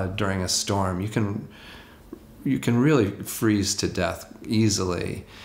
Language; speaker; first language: English; native; English